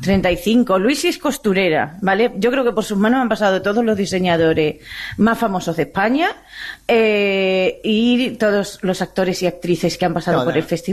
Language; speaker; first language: Spanish; native; Spanish